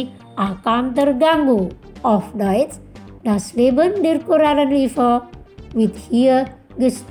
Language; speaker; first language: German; non-native, fluent; Indonesian